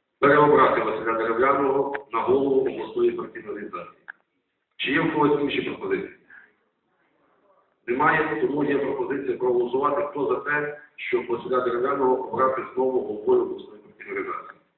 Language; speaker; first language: Ukrainian; native; Ukrainian